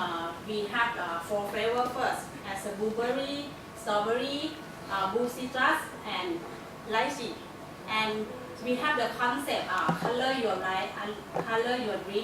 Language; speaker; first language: English; non-native, learner; Thai